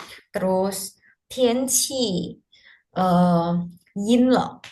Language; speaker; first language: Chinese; non-native, fluent; Indonesian